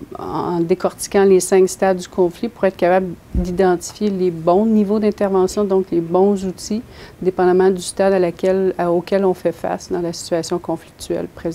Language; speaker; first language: French; native; French